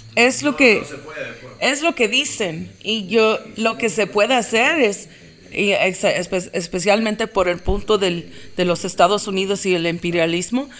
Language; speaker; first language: Spanish; early bilingual, heritage; Spanish